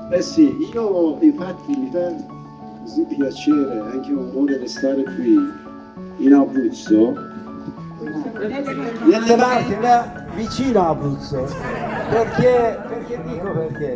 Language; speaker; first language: Italian; non-native, fluent; Persian